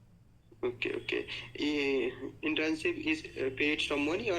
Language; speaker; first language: English; non-native, learner; Nepali